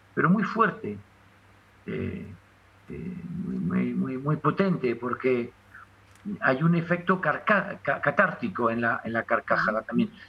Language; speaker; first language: Spanish; non-native, fluent; French